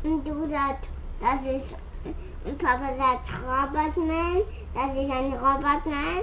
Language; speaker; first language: German; early bilingual, heritage; German